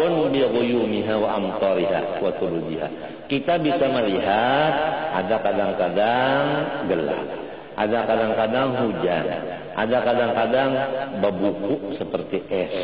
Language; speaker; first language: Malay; non-native, local second language; Banjar